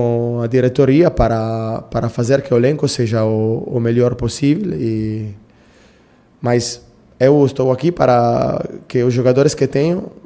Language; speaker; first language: Portuguese; non-native, fluent; Italian